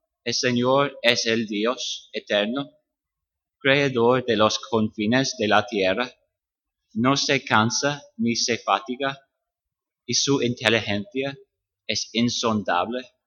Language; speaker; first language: Spanish; non-native, fluent; English